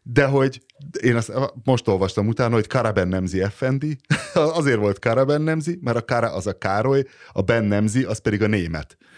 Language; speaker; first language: Hungarian; native; Hungarian